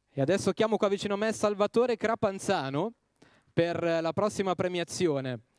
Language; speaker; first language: Italian; native; Italian